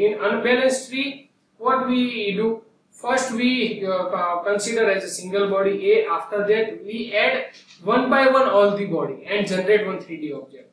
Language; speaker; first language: English; non-native, local second language; Gujarati